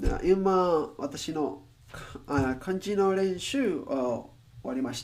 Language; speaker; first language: Japanese; non-native, learner; Spanish